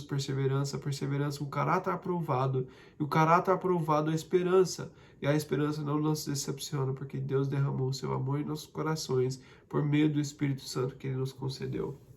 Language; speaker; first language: Portuguese; non-native, fluent; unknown